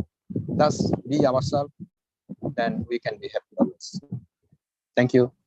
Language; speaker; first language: English; non-native, fluent; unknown